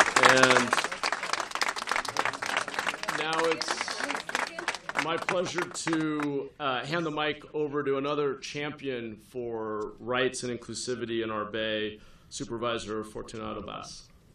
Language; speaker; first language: English; native; English